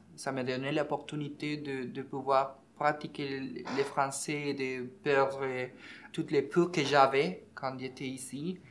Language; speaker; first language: French; non-native, learner; Spanish